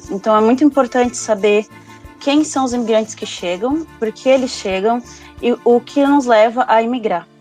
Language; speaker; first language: Portuguese; early bilingual, other home language; Spanish